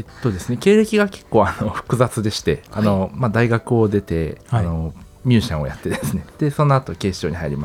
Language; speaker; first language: Japanese; native; Japanese